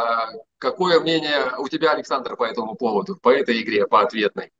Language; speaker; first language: Russian; native; Russian